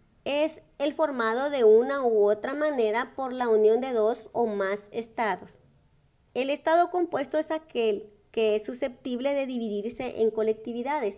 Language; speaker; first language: Spanish; native; Spanish